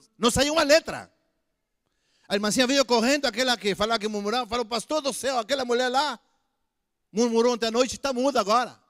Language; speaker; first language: Portuguese; non-native, fluent; Spanish